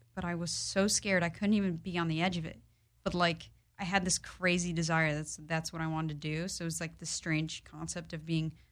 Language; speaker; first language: English; early bilingual, other home language; Polish